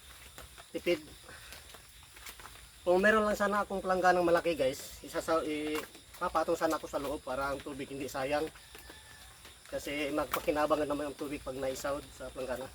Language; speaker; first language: Filipino; non-native, local second language; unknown